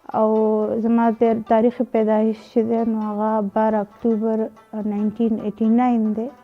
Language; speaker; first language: Pashto; non-native, local second language; Urdu